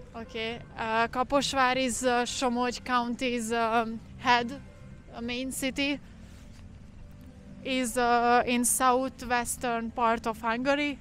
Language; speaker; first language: English; non-native, fluent; Hungarian